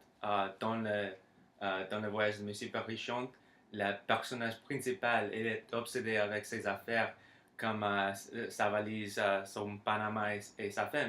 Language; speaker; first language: French; non-native, learner; English